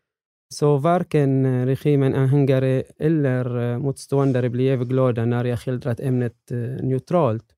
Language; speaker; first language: Swedish; non-native, fluent; Arabic